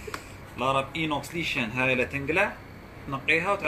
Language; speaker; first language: Arabic; native; Arabic